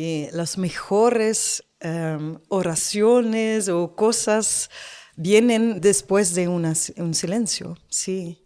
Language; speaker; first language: Spanish; non-native, learner; Dutch